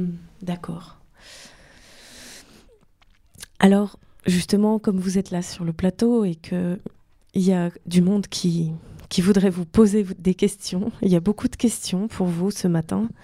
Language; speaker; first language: French; native; French